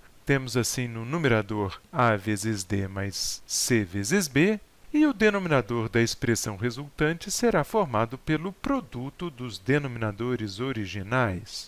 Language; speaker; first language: Portuguese; native; Portuguese